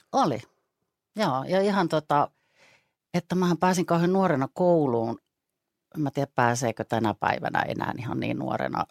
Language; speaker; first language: Finnish; native; Finnish